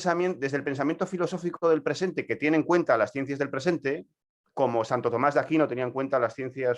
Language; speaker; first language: Spanish; native; Spanish